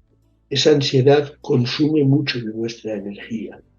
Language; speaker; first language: Spanish; native; Spanish